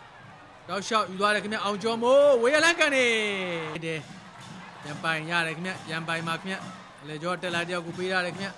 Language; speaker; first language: Burmese; native; Burmese